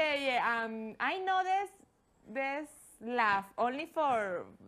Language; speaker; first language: English; non-native, learner; Spanish